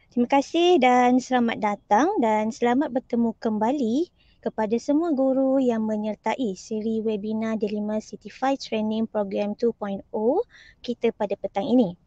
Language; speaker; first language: Malay; native; Malay